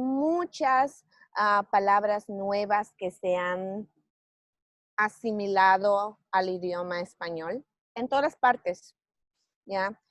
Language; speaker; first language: Spanish; native; Spanish